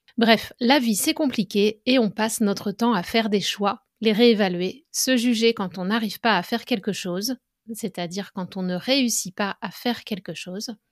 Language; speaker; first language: French; native; French